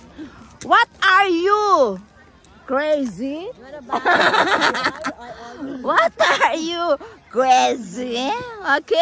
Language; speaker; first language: English; non-native, local second language; Cebuano